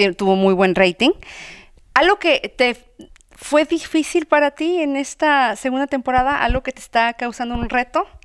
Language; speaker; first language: Spanish; native; Spanish